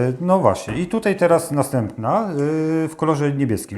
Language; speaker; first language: Polish; native; Polish